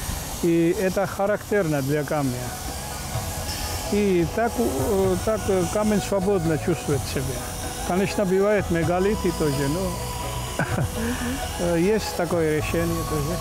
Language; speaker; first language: Russian; non-native, fluent; Georgian